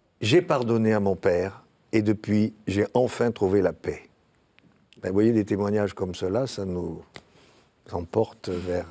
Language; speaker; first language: French; native; French